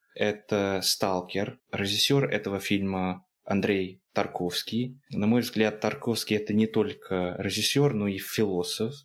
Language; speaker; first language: Russian; non-native, fluent; English